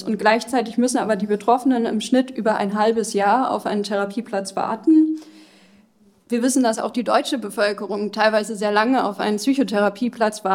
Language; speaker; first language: German; native; German